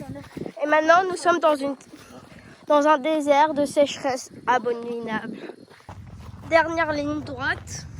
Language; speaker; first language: French; early bilingual, heritage; French